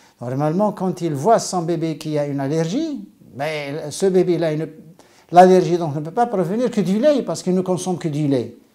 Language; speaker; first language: French; non-native, local second language; Arabic